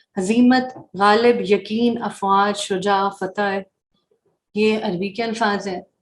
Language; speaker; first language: Urdu; native; Urdu